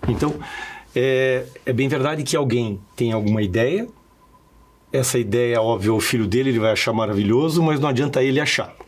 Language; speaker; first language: Portuguese; early bilingual, other home language; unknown